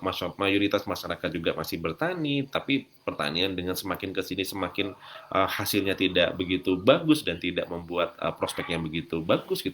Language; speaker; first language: Indonesian; native; Indonesian